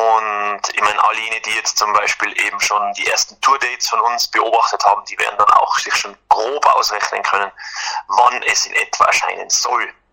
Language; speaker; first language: German; native; German